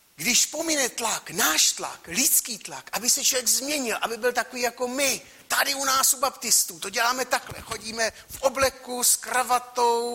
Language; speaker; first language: Czech; native; Czech